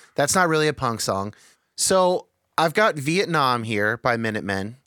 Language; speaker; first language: English; native; English